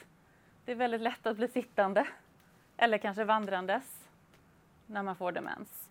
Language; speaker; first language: Swedish; native; Swedish